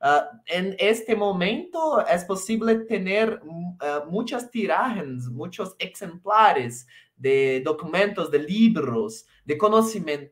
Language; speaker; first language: Spanish; non-native, local second language; Portuguese